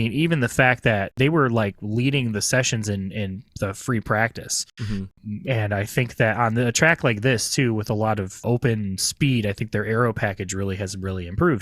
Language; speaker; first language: English; native; English